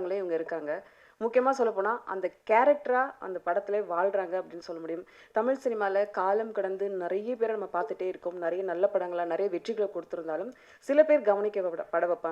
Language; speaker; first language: Tamil; native; Tamil